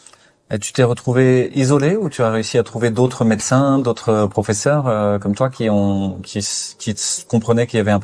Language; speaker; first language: French; native; French